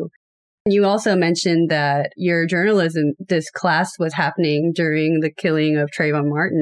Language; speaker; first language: English; native; English